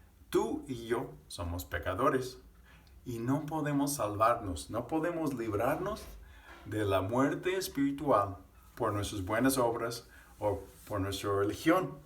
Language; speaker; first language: Spanish; non-native, fluent; English